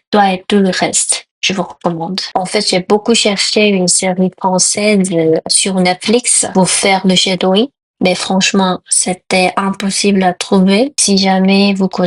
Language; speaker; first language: French; non-native, fluent; Korean